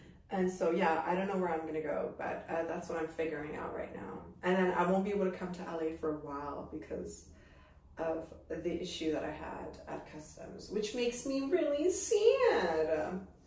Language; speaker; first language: English; native; English